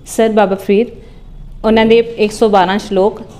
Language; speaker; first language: Hindi; non-native, local second language; Punjabi